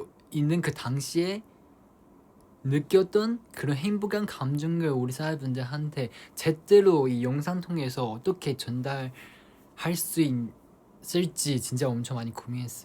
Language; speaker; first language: Korean; non-native, fluent; Chinese